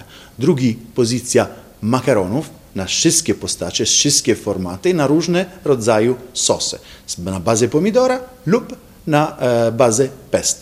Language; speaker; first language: Polish; non-native, fluent; Italian